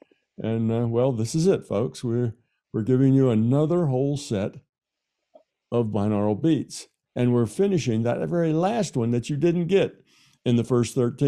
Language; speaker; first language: English; native; English